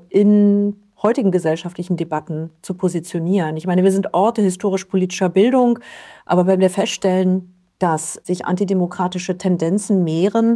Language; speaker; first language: German; native; German